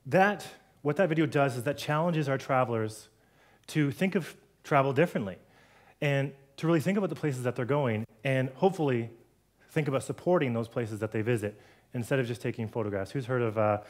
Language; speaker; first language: English; native; English